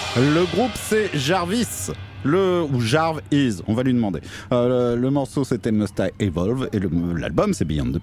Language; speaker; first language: French; native; French